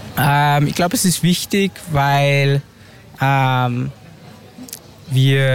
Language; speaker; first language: German; early bilingual, heritage; German